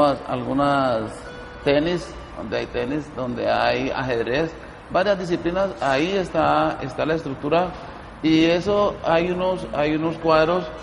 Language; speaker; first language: Spanish; native; Spanish